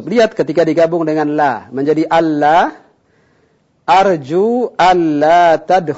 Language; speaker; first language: Indonesian; native; Indonesian